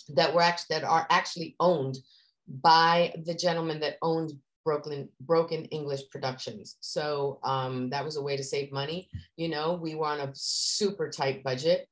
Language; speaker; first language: English; native; English